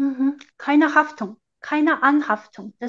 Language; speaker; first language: German; non-native, fluent; Chinese